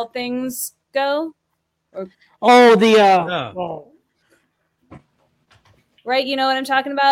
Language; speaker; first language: English; native; English